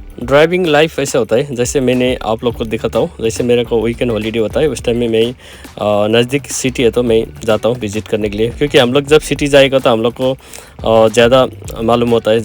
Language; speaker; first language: Hindi; non-native, learner; Nepali